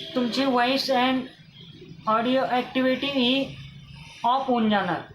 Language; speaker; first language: Marathi; non-native, local second language; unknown